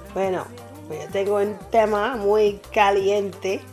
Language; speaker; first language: Spanish; non-native, fluent; English